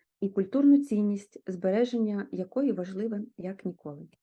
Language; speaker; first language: Ukrainian; native; Ukrainian